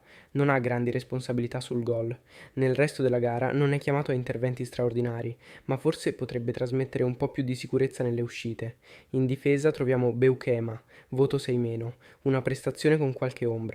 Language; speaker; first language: Italian; native; Italian